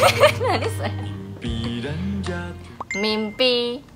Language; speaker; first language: Japanese; non-native, fluent; Indonesian